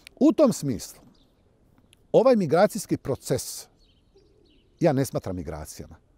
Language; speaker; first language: Croatian; native; Croatian